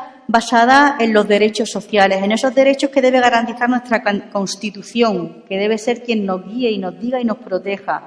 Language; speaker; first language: Spanish; native; Spanish